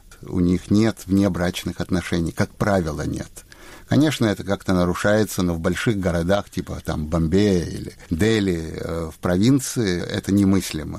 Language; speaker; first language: Russian; native; Russian